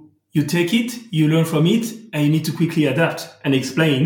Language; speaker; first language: English; non-native, fluent; French